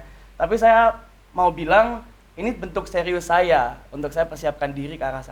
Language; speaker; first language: Indonesian; native; Indonesian